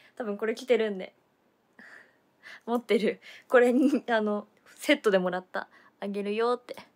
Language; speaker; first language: Japanese; native; Japanese